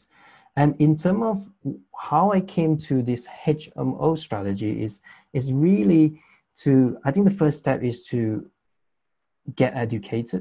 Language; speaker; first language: English; non-native, local second language; Chinese